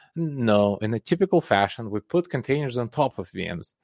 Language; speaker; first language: English; non-native, fluent; Russian